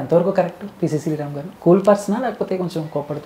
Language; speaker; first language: Telugu; native; Telugu